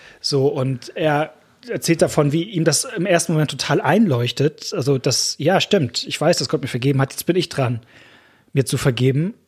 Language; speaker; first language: German; native; German